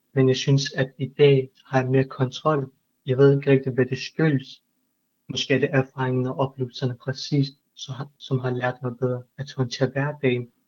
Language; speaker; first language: Danish; non-native, fluent; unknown